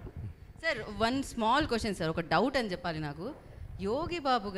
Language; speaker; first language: Telugu; native; Telugu